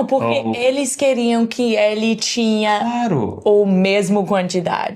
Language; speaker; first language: Portuguese; non-native, learner; English